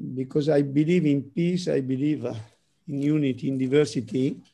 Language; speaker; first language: English; non-native, learner; Italian